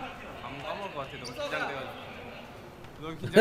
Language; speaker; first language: Korean; native; Korean